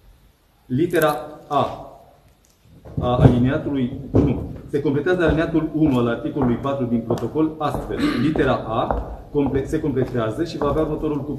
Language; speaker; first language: Romanian; native; Romanian